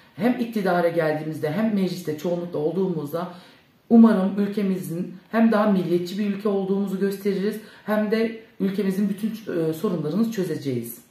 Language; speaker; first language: Turkish; early bilingual, heritage; Turkish